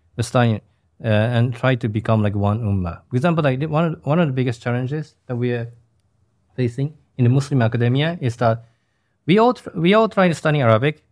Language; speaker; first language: English; non-native, fluent; Japanese